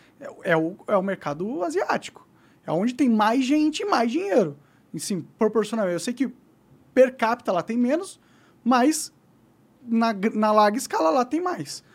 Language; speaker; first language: Portuguese; native; Portuguese